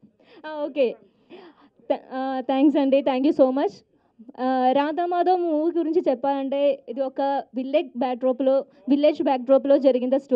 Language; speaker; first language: Telugu; non-native, learner; Malayalam